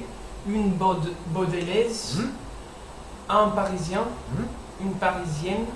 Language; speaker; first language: French; non-native, learner; English